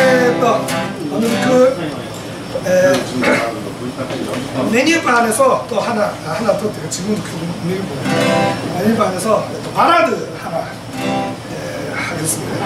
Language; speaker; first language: Korean; non-native, fluent; Japanese